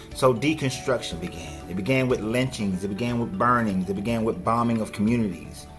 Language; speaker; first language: English; native; English